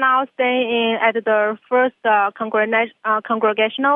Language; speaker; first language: English; non-native, fluent; Chinese